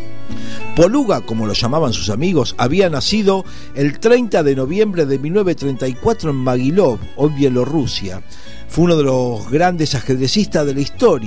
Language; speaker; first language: Spanish; native; Spanish